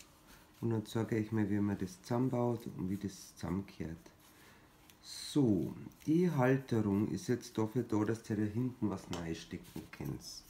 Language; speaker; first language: German; native; German